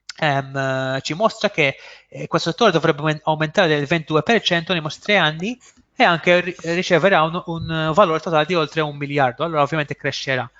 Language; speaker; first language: Italian; non-native, fluent; Maltese